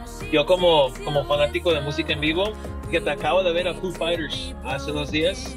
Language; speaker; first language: Spanish; native; Spanish